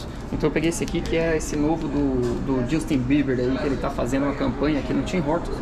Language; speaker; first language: Portuguese; native; Portuguese